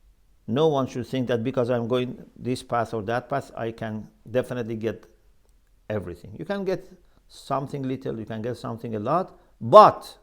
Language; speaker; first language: English; non-native, fluent; Persian